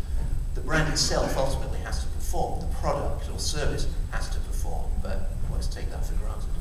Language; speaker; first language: English; native; English